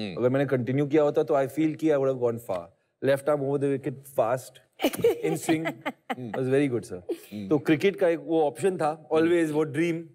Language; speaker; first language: Hindi; native; Hindi